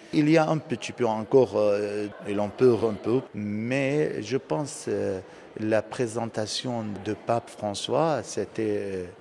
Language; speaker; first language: French; non-native, learner; Aramaic